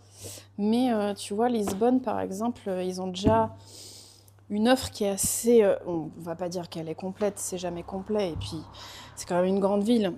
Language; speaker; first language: French; native; French